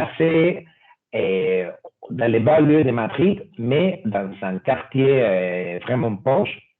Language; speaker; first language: French; non-native, fluent; Spanish